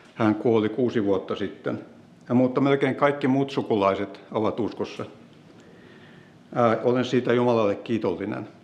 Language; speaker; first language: Finnish; native; Finnish